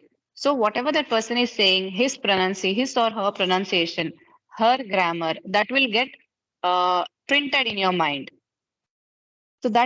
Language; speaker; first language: English; non-native, fluent; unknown